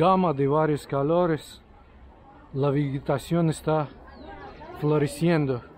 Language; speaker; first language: Spanish; non-native, learner; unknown